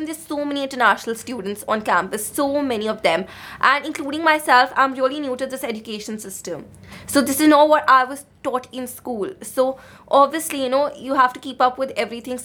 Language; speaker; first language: English; non-native, local second language; Hindi